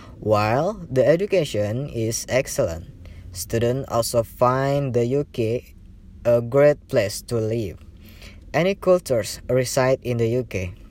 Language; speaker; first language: English; non-native, learner; Indonesian